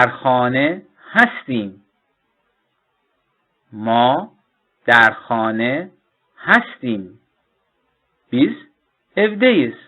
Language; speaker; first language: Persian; non-native, fluent; Turkish